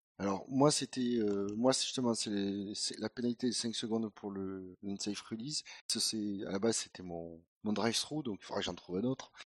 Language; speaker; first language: French; native; French